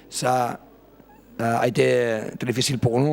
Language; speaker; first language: French; non-native, fluent; Spanish